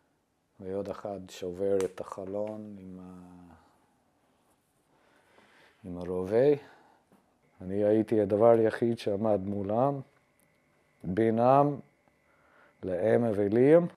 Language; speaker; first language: Hebrew; non-native, fluent; English